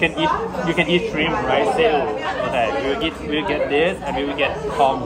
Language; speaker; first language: English; non-native, learner; Thai